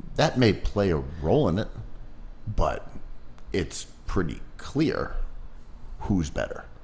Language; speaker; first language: English; native; English